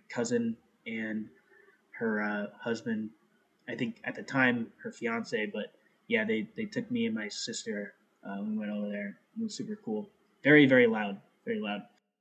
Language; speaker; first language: English; native; English